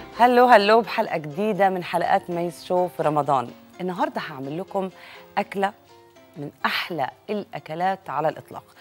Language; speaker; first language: Arabic; native; Arabic